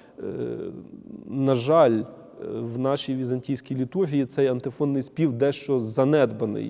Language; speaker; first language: Ukrainian; native; Ukrainian